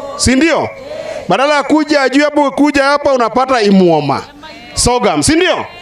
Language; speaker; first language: Swahili; non-native, local second language; Luo (Kenya and Tanzania)